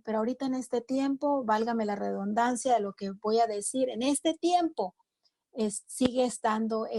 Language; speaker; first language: Spanish; native; Spanish